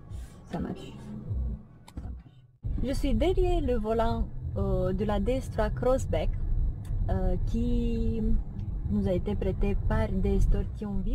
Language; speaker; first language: French; non-native, fluent; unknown